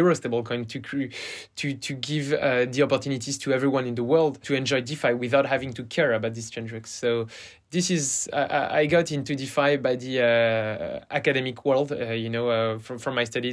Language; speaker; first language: English; non-native, fluent; French